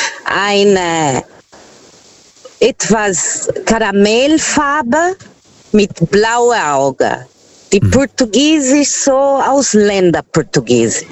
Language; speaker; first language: German; non-native, fluent; Portuguese